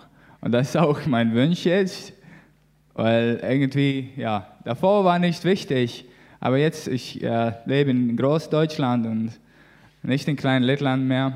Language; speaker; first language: German; non-native, learner; Latvian